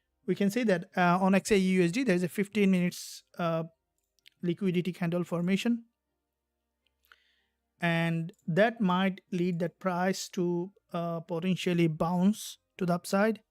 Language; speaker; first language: English; non-native, fluent; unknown